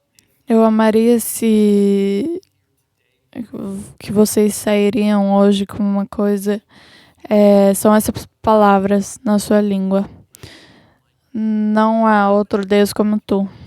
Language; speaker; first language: Portuguese; non-native, fluent; English